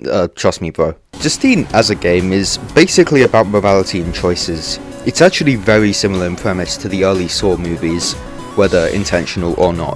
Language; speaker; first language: English; native; English